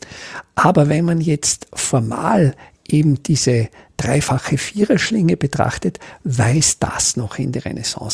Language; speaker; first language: German; native; German